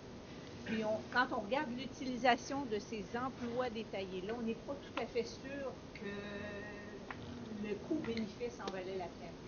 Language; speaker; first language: French; native; French